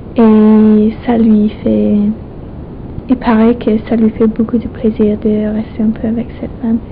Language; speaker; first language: French; non-native, fluent; English